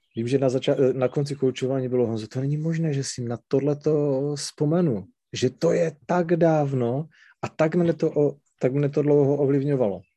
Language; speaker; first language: Czech; non-native, local second language; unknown